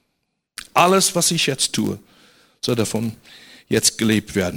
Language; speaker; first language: German; non-native, fluent; English